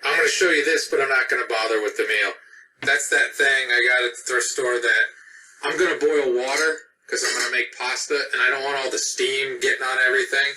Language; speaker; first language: English; native; English